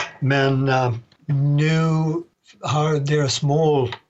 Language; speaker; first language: Swedish; non-native, fluent; English